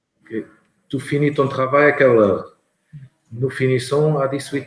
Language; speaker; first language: French; non-native, learner; Portuguese